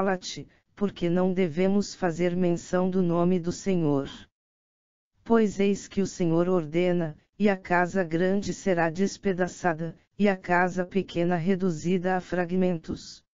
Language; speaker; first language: Portuguese; native; Portuguese